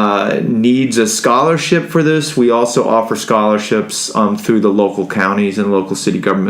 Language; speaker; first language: English; native; English